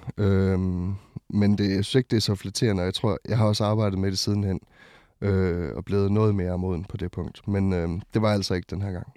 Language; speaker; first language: Danish; native; Danish